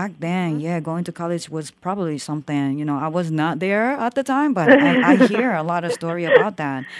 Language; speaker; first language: English; non-native, fluent; Japanese